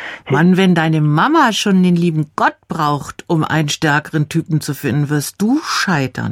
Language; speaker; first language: German; native; German